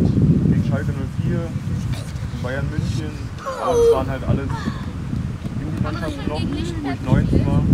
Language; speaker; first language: German; native; German